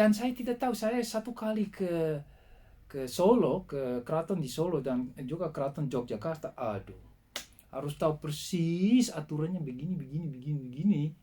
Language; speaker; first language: Indonesian; non-native, fluent; Dutch